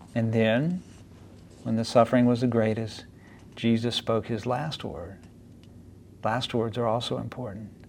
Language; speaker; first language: English; native; English